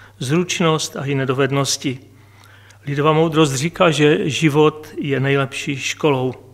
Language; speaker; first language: Czech; non-native, local second language; Polish